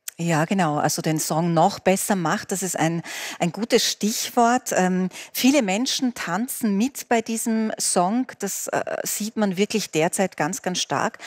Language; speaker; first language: German; native; German